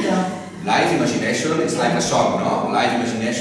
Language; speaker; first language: English; non-native, fluent; Catalan